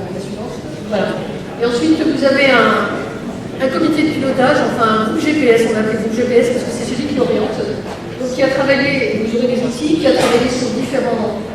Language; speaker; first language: French; native; French